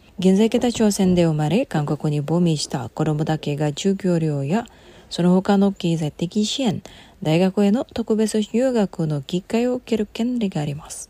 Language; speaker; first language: Japanese; non-native, fluent; Indonesian